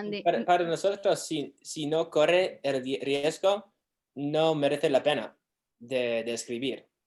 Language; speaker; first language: Spanish; non-native, learner; English